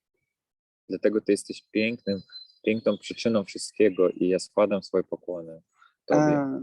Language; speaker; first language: Polish; native; Polish